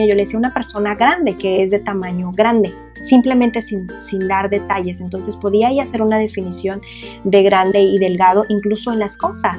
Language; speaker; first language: Spanish; native; Spanish